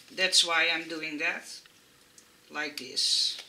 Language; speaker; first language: English; non-native, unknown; Dutch